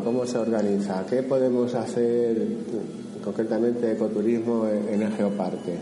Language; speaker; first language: Spanish; native; Spanish